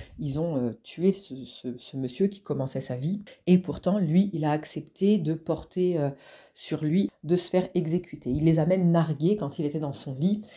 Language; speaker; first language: French; native; French